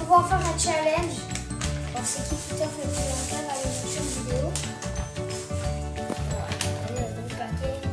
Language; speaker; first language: French; native; French